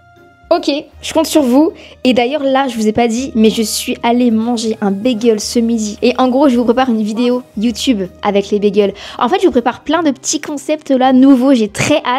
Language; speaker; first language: French; native; French